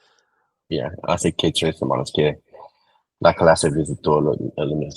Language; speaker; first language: Spanish; non-native, learner; English